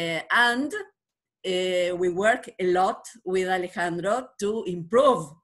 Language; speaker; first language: English; non-native, learner; Spanish